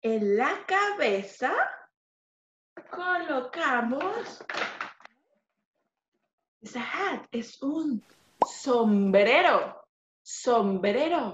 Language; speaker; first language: Spanish; non-native, fluent; English